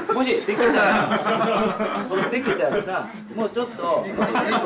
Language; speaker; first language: Japanese; non-native, learner; Korean